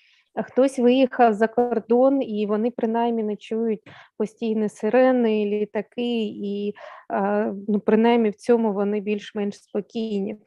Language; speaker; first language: Ukrainian; native; Ukrainian